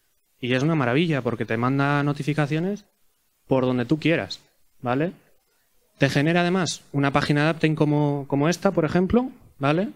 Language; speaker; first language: Spanish; native; Spanish